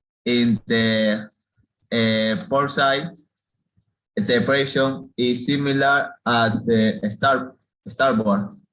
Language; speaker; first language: English; non-native, learner; Spanish